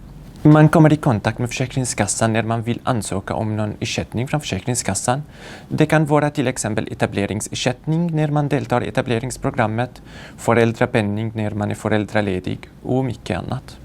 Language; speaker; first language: Swedish; non-native, fluent; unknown